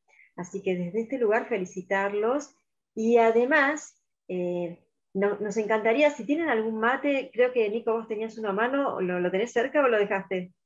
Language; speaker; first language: Spanish; native; Spanish